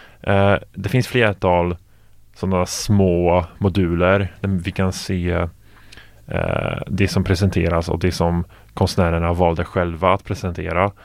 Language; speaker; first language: Swedish; non-native, fluent; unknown